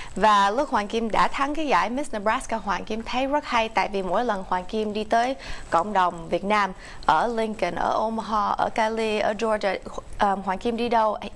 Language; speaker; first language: Vietnamese; early bilingual, heritage; Vietnamese